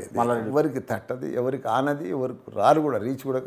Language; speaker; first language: Telugu; native; Telugu